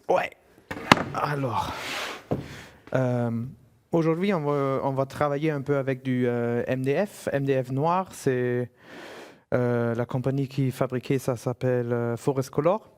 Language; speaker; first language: French; non-native, fluent; German